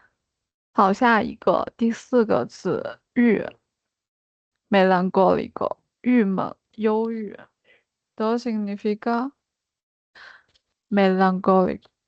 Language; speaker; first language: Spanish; non-native, fluent; Chinese